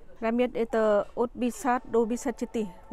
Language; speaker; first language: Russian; non-native, learner; Tajik